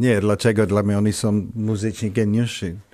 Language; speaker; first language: Polish; non-native, learner; English